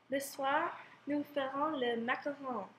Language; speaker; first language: French; non-native, learner; English